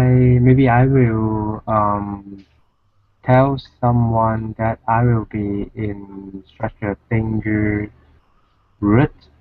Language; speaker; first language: English; non-native, learner; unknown